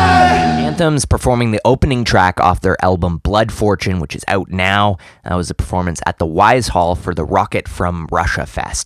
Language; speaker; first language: English; native; English